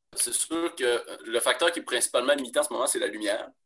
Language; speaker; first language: French; native; French